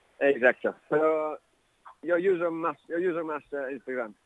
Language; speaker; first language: Spanish; non-native, learner; English